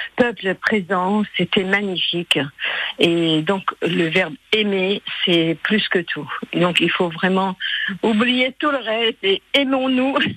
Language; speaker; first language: French; non-native, local second language; Armenian